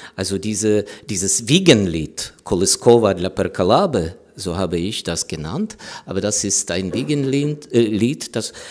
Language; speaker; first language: German; non-native, fluent; Ukrainian